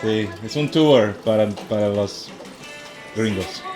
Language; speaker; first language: Spanish; non-native, learner; English